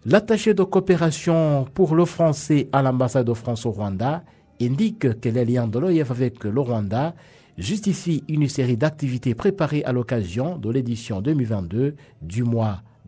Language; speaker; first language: French; non-native, local second language; Kinyarwanda